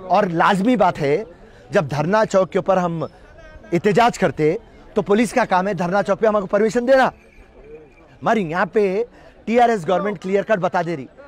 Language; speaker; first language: Hindi; non-native, local second language; Urdu